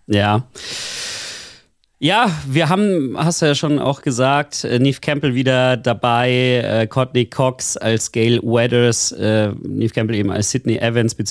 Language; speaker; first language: German; native; German